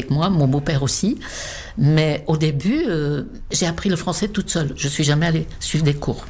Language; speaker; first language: French; non-native, fluent; Czech